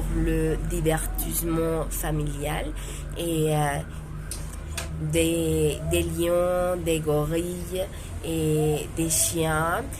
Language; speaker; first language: French; non-native, learner; Spanish